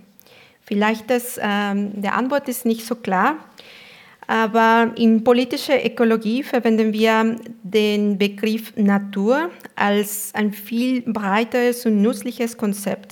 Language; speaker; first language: German; non-native, fluent; Spanish